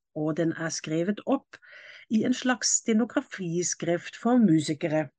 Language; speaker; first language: Norwegian; non-native, fluent; German